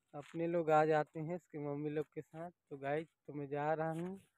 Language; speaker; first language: Hindi; native; Hindi